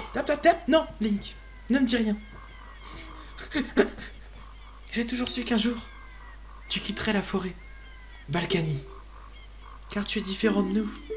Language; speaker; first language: French; native; French